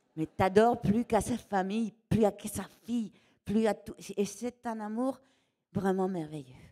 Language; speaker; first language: French; non-native, fluent; Spanish